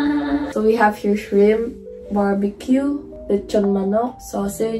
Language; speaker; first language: English; non-native, local second language; Filipino